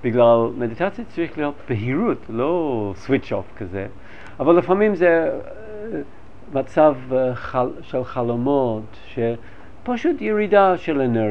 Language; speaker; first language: Hebrew; non-native, fluent; English